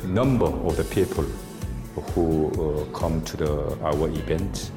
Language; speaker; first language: English; non-native, learner; Korean